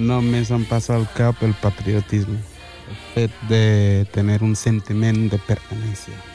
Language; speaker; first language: Catalan; early bilingual, other home language; Wolof